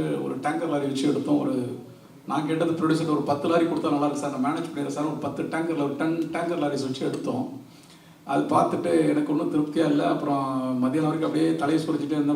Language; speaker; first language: Tamil; native; Tamil